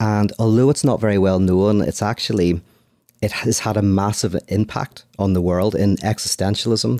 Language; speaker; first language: English; native; English